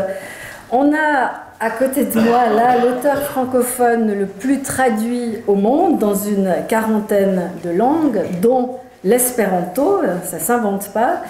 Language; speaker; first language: French; native; French